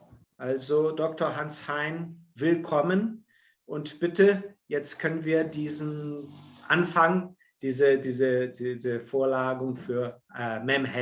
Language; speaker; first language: German; non-native, fluent; Portuguese